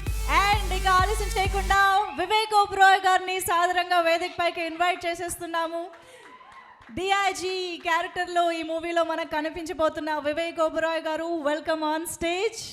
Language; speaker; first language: Telugu; native; Telugu